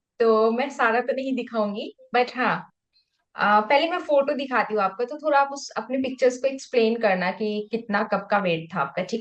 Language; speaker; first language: Hindi; native; Hindi